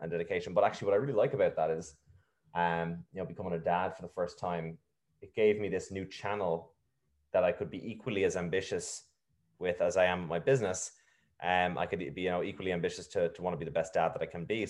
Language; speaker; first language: English; native; English